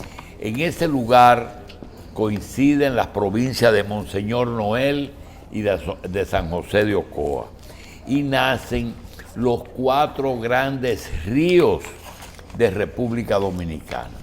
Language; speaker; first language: Spanish; native; Spanish